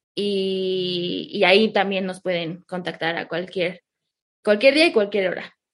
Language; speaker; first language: Spanish; early bilingual, heritage; Spanish